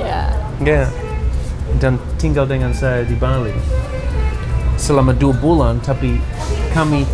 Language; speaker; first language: Indonesian; non-native, learner; English